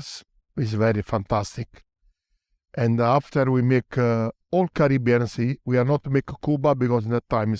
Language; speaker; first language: English; non-native, learner; Italian